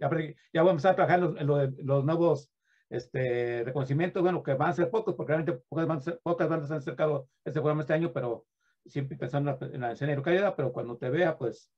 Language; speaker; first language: Spanish; native; Spanish